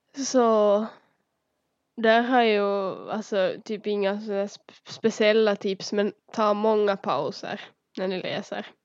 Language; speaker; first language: Swedish; early bilingual, other home language; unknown